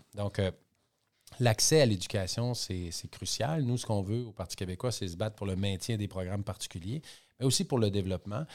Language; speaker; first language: French; native; French